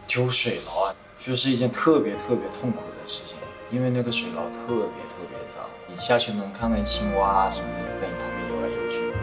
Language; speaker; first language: Chinese; native; Chinese